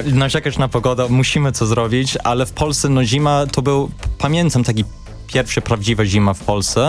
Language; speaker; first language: Polish; non-native, learner; English